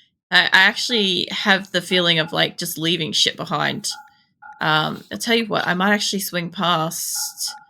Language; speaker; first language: English; native; English